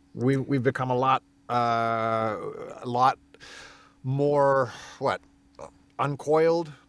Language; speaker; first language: English; native; English